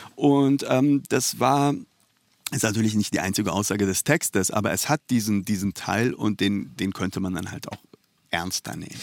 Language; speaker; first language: German; early bilingual, other home language; Persian